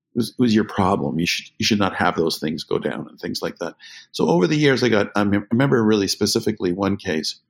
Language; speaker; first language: English; native; English